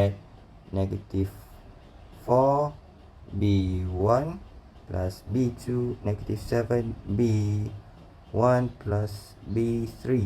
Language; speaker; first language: English; non-native, local second language; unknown